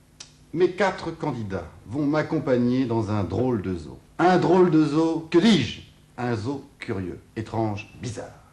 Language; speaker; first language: French; native; French